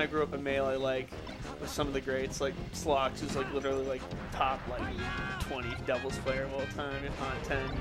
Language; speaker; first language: English; native; English